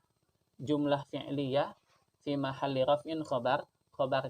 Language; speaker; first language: Arabic; non-native, fluent; Indonesian